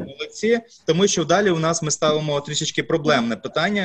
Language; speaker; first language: Ukrainian; native; Ukrainian